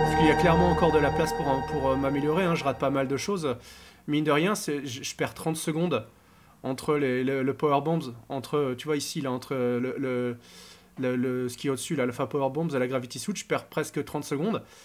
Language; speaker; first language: French; native; French